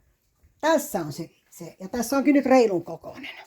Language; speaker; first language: Finnish; native; Finnish